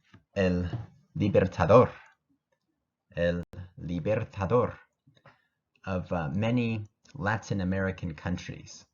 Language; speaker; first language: Spanish; non-native, fluent; English